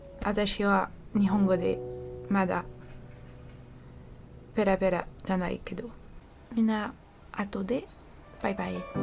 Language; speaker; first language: Japanese; non-native, learner; French